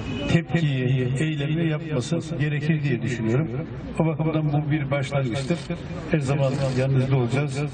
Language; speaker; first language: Turkish; native; Turkish